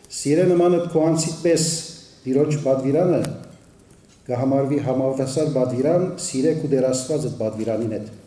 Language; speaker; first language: Armenian; early bilingual, heritage; Armenian